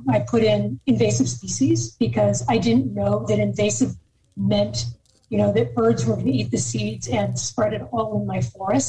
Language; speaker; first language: English; native; English